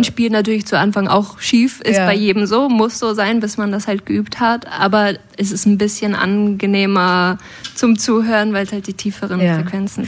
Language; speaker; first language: German; native; German